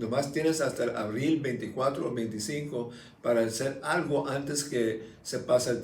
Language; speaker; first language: Spanish; early bilingual, heritage; Spanish